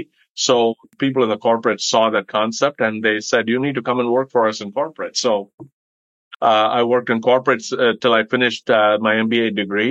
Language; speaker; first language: English; non-native, local second language; Tamil